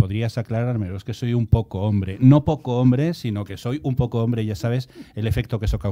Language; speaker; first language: Spanish; native; Spanish